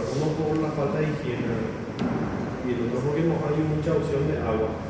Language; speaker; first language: Spanish; native; Spanish